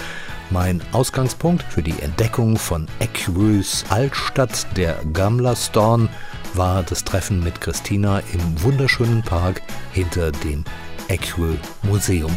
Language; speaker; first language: German; native; German